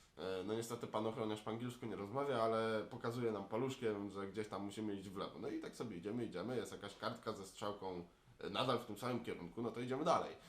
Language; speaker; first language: Polish; native; Polish